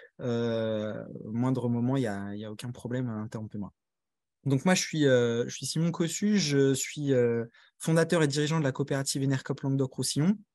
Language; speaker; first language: French; native; French